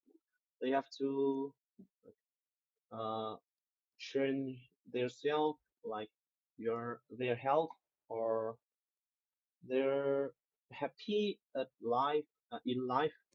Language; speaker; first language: English; non-native, learner; Vietnamese